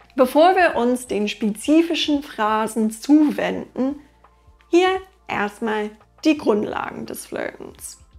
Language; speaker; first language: German; non-native, fluent; English